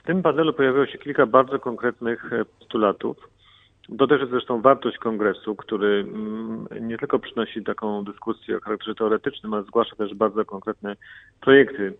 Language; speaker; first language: Polish; native; Polish